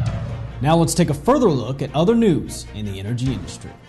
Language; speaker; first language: English; native; English